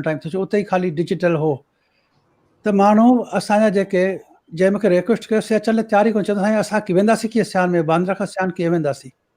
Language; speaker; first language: Sindhi; early bilingual, heritage; Sindhi